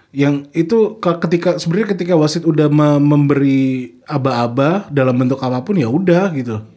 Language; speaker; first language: Indonesian; native; Indonesian